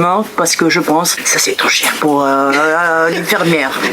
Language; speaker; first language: French; non-native, fluent; Spanish